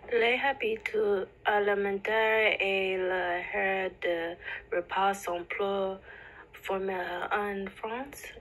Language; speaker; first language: French; non-native, learner; English